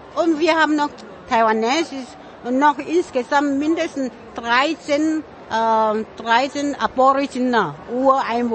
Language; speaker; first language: German; non-native, fluent; Min Nan Chinese